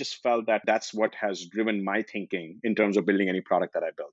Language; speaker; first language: English; non-native, local second language; Hindi